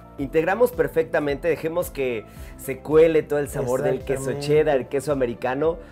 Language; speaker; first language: Spanish; native; Spanish